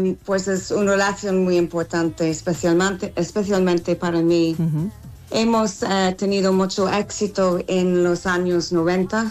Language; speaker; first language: Spanish; non-native, fluent; English